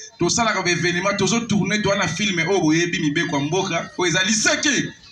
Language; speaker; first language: Lingala; non-native, local second language; Kongo